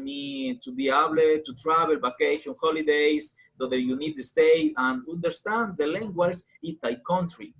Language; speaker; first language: English; non-native, learner; Spanish